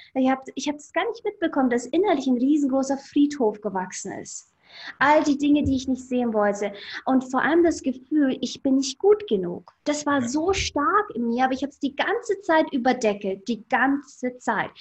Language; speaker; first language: German; native; German